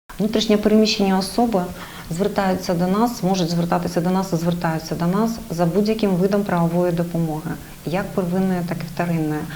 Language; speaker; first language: Ukrainian; native; Ukrainian